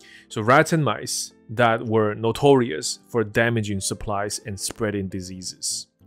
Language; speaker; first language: English; non-native, fluent; Chinese